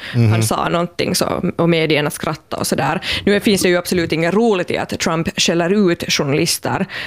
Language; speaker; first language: Swedish; native; Swedish